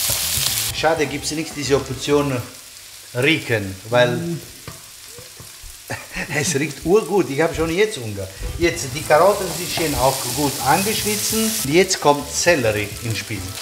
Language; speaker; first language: German; non-native, fluent; Italian